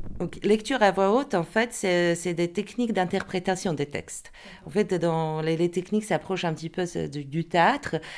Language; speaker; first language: French; non-native, fluent; Croatian